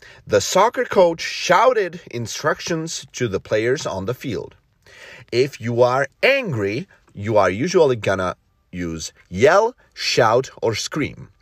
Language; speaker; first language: English; non-native, fluent; Czech